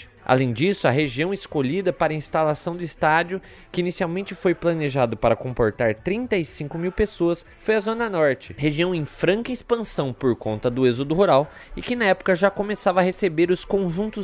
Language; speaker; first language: Portuguese; native; Portuguese